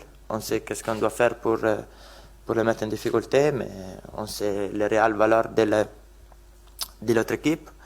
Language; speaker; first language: French; non-native, learner; Italian